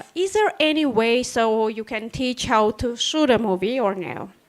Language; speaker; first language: English; non-native, fluent; Armenian